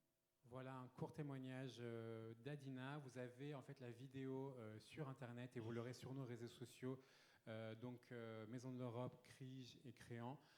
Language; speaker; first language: French; native; French